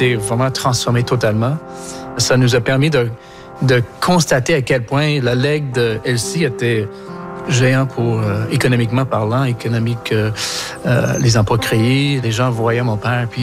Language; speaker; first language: French; native; French